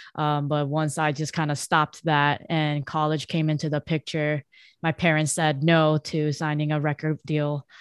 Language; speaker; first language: English; early bilingual, other home language; Korean